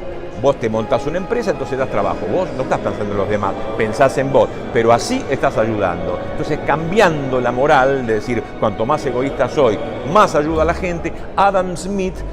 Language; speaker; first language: Spanish; native; Spanish